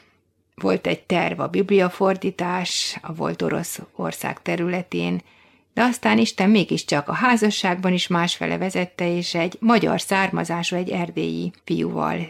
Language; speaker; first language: Hungarian; native; Hungarian